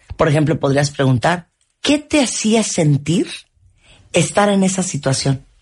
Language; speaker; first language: Spanish; native; Spanish